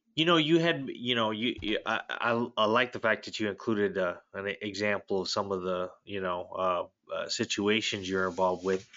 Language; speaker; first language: English; native; English